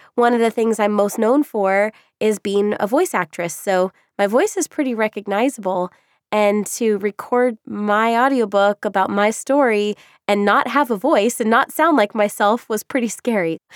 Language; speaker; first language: English; native; English